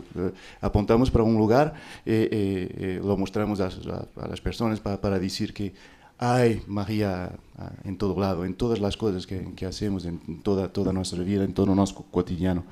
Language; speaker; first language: Spanish; non-native, fluent; Portuguese